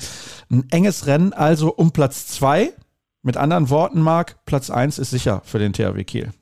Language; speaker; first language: German; native; German